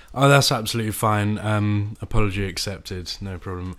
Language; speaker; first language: English; native; English